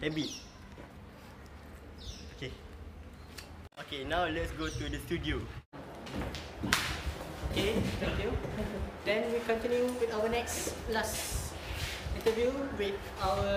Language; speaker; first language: English; non-native, learner; Malay